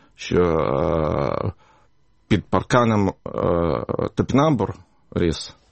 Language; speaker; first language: Ukrainian; native; Ukrainian